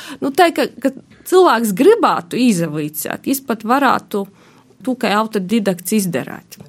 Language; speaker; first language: Latvian; native; Latvian